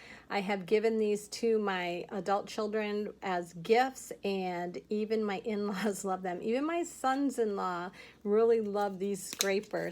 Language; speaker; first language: English; native; English